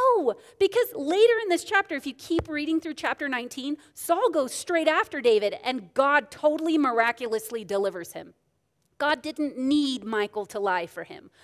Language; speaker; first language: English; native; English